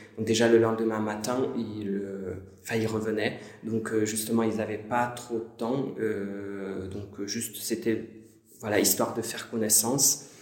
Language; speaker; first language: French; non-native, fluent; Hungarian